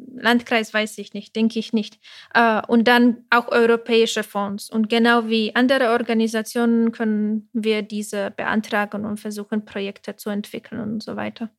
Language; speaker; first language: German; non-native, fluent; Czech